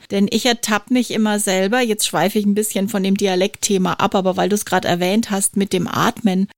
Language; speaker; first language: German; native; German